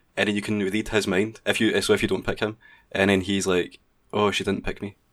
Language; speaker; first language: English; native; English